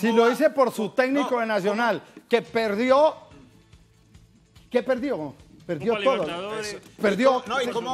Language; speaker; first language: Spanish; native; Spanish